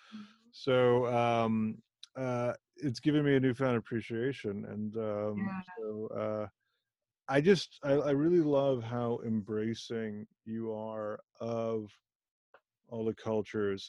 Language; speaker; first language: English; non-native, fluent; Hindi